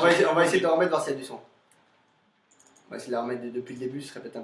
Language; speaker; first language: French; native; French